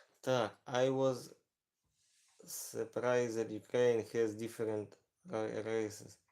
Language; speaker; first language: English; non-native, learner; Ukrainian